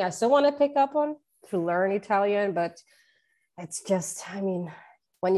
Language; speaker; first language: English; non-native, fluent; Portuguese